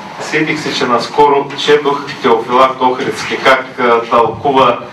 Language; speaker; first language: Bulgarian; native; Bulgarian